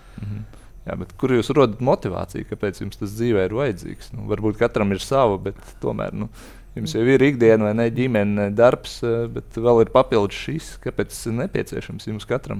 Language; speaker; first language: Latvian; native; Latvian